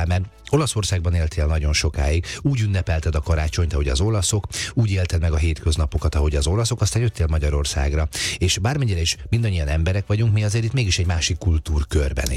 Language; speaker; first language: Hungarian; native; Hungarian